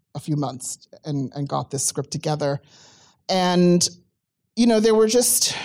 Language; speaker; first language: English; native; English